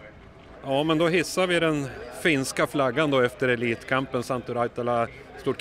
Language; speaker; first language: Swedish; native; Swedish